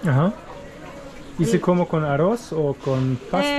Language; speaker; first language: Spanish; non-native, learner; German